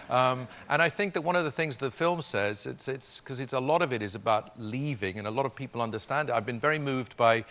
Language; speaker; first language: English; native; English